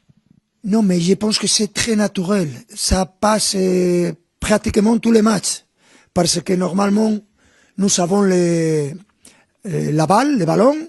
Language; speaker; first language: French; non-native, fluent; Spanish